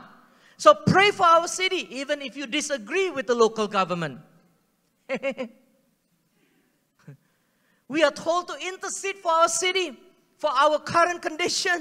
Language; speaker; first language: English; native; English